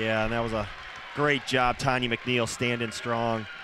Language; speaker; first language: English; native; English